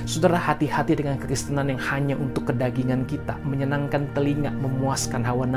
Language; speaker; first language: Indonesian; native; Indonesian